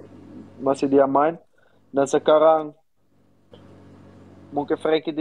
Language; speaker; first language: Indonesian; non-native, learner; Dutch